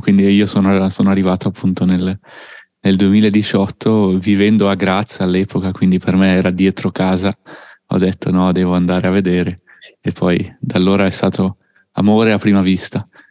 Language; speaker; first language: Italian; native; Italian